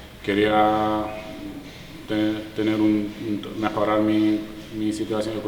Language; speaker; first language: Spanish; non-native, learner; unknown